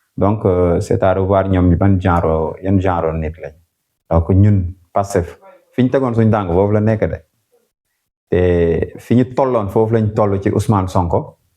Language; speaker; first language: Wolof; non-native, local second language; Jola-Fonyi